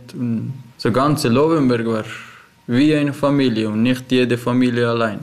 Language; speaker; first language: German; non-native, learner; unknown